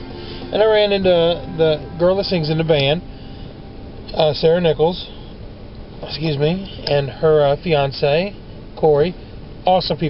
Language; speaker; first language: English; native; English